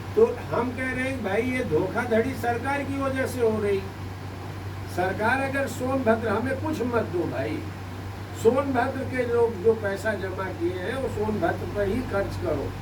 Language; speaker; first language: Hindi; native; Hindi